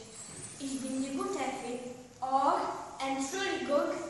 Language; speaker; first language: German; non-native, learner; Polish